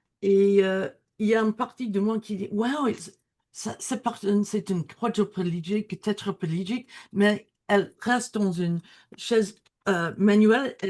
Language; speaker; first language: French; non-native, learner; English